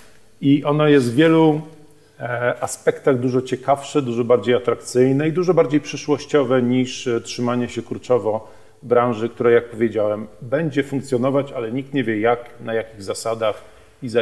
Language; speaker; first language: Polish; native; Polish